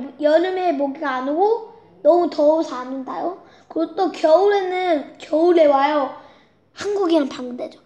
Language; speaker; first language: Korean; early bilingual, heritage; Korean